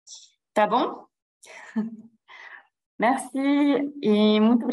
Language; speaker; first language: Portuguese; non-native, fluent; French